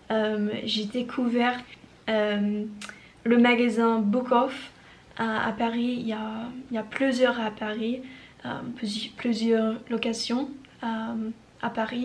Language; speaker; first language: French; non-native, learner; English